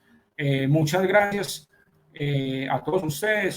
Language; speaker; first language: Spanish; native; Spanish